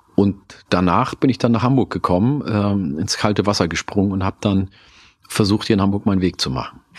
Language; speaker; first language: German; non-native, local second language; Oromo